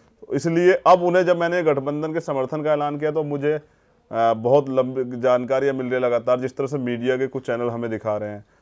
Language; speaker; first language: Hindi; native; Hindi